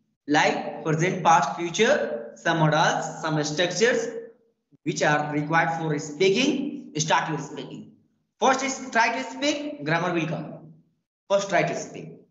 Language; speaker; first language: English; non-native, learner; Hindi